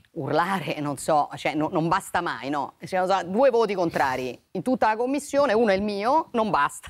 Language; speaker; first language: Italian; native; Italian